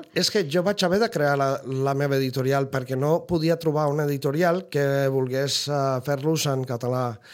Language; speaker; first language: Catalan; non-native, fluent; Spanish